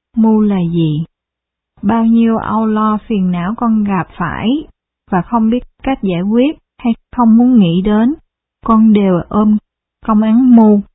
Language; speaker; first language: Vietnamese; early bilingual, heritage; Vietnamese